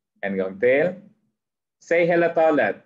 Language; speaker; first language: Swedish; non-native, fluent; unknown